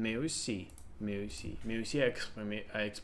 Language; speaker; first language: French; non-native, learner; Russian